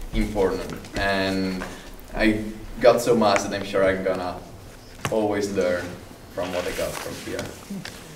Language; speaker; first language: English; non-native, fluent; Italian